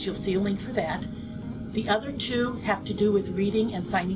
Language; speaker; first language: English; native; English